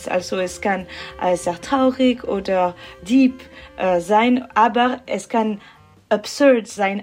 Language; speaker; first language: German; non-native, local second language; French